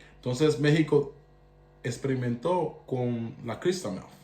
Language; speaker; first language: Spanish; early bilingual, heritage; Spanish